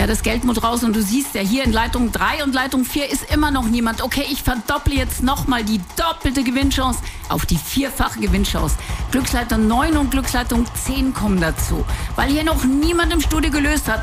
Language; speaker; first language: German; native; German